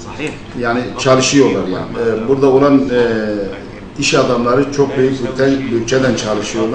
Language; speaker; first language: Turkish; non-native, fluent; Arabic